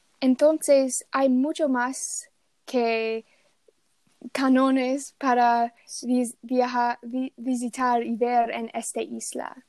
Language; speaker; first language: Spanish; non-native, learner; English